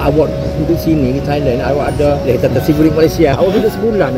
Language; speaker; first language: Malay; native; Malay